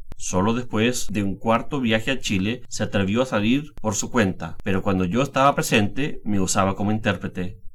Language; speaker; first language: Spanish; native; Spanish